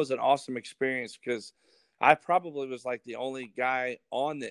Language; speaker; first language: English; native; English